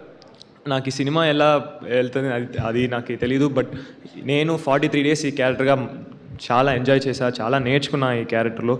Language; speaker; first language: Telugu; non-native, learner; Tamil